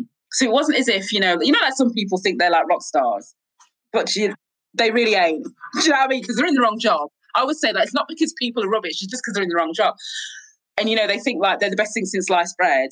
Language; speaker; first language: English; native; English